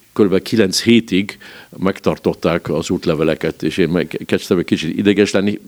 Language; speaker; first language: Hungarian; early bilingual, heritage; Hungarian